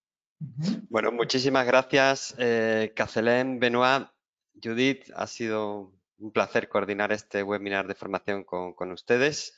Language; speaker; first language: Spanish; native; Spanish